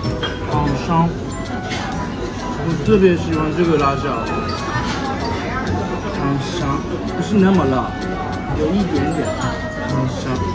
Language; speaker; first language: Chinese; non-native, learner; Japanese